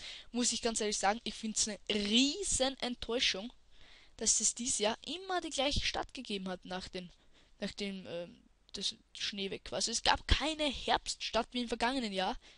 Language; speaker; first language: German; native; German